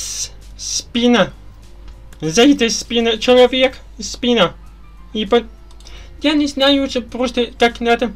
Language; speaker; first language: Russian; non-native, learner; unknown